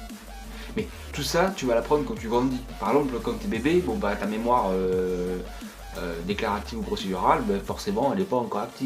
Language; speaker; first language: French; native; French